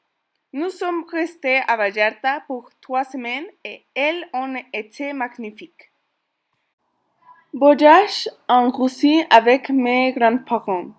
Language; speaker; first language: French; non-native, learner; Spanish